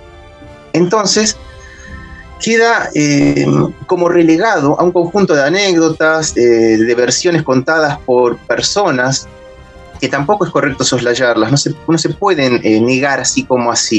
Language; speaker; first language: Spanish; native; Spanish